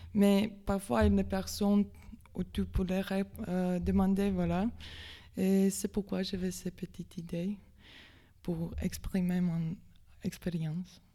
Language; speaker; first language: French; non-native, learner; Latvian